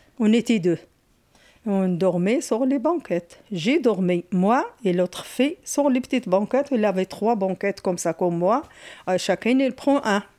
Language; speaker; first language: French; non-native, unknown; Arabic